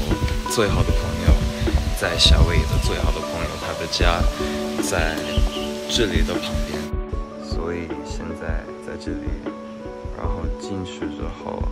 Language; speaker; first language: Chinese; non-native, fluent; English